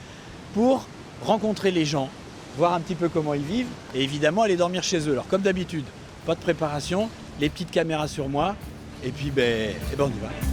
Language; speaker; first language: French; native; French